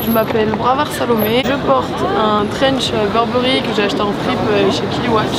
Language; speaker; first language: French; native; French